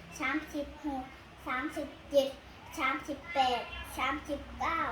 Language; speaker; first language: Thai; native; Thai